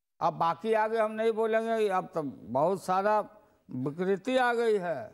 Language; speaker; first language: Hindi; native; Hindi